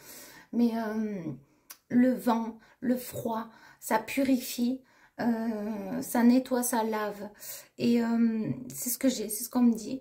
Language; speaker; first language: French; native; French